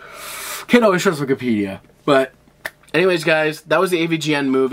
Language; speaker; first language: English; native; English